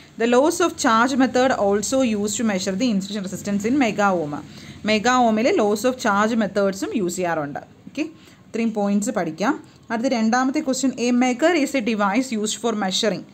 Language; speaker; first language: English; non-native, local second language; Malayalam